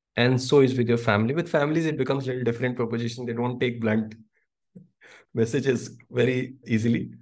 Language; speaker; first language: English; non-native, local second language; Hindi